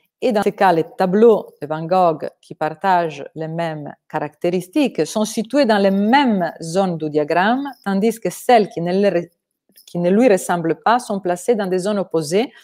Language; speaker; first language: French; non-native, fluent; Italian